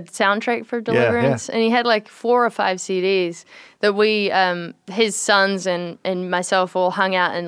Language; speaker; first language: English; native; English